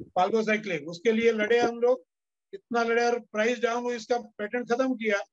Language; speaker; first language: Hindi; non-native, local second language; Gujarati